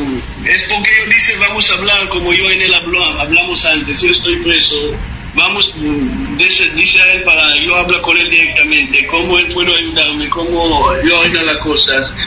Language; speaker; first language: Spanish; non-native, learner; Hebrew